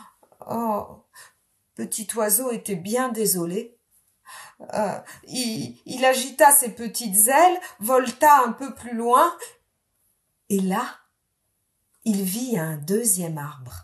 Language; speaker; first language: French; native; French